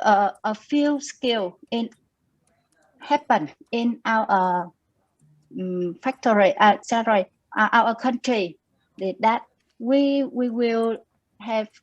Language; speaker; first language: English; non-native, learner; Vietnamese